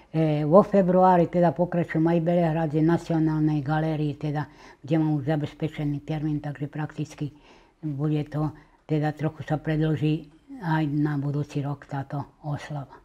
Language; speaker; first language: Slovak; native; Slovak